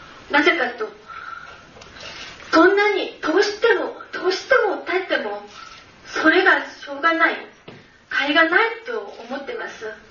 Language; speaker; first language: Japanese; non-native, fluent; Korean